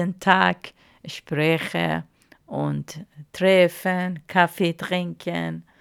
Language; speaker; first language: German; non-native, learner; Arabic